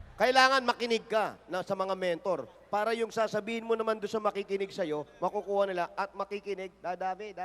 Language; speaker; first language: Filipino; native; Filipino